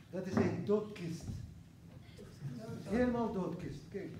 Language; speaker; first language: Dutch; non-native, learner; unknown